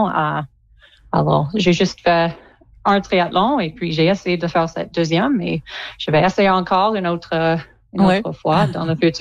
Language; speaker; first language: French; non-native, local second language; English